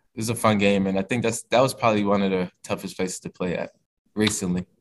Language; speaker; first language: English; native; English